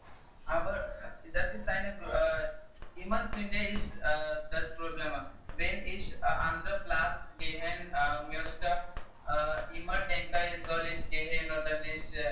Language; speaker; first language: German; non-native, learner; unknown